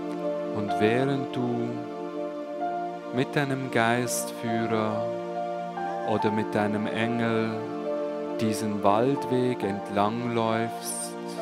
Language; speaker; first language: German; native; German